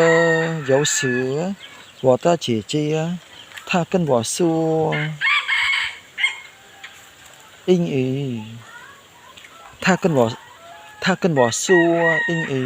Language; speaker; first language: Chinese; non-native, fluent; Khmer